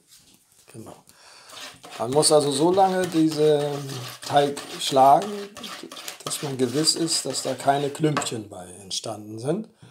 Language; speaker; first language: German; native; German